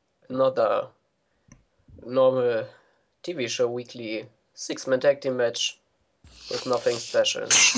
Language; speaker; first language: English; non-native, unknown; German